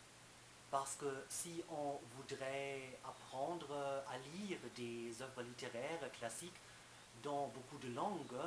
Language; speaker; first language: French; non-native, fluent; German